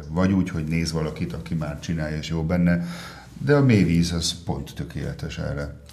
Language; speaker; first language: Hungarian; early bilingual, heritage; Hungarian